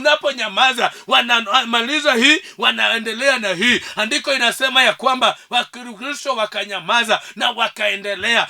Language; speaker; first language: Swahili; non-native, local second language; Luo (Kenya and Tanzania)